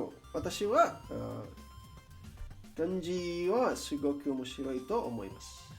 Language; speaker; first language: Japanese; non-native, learner; English